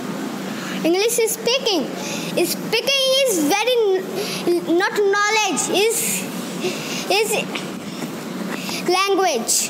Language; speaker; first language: English; non-native, learner; Hindi